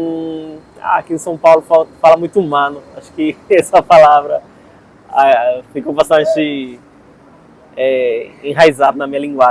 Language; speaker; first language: Portuguese; non-native, fluent; Spanish